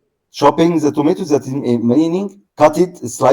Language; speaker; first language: English; non-native, learner; Arabic